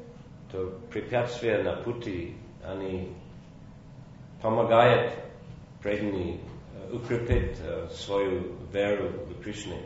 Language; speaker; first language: Russian; non-native, fluent; English